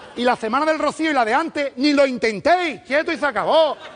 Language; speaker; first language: Spanish; native; Spanish